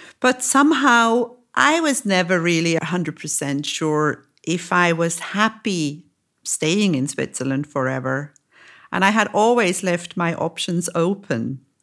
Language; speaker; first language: English; non-native, fluent; German